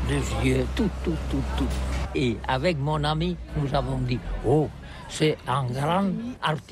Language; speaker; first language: French; non-native, learner; Catalan